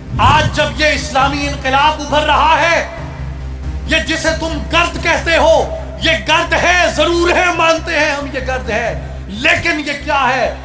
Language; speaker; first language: Urdu; non-native, local second language; Punjabi